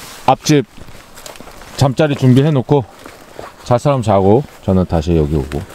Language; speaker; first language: Korean; native; Korean